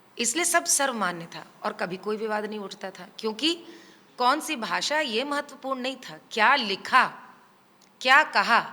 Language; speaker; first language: Hindi; native; Hindi